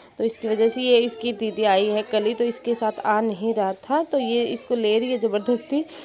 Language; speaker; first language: Hindi; native; Hindi